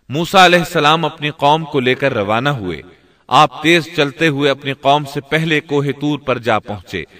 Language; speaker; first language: Urdu; native; Urdu